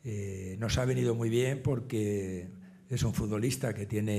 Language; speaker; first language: Spanish; native; Spanish